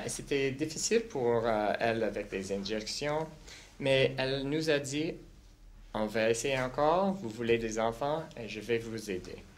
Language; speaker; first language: French; non-native, local second language; English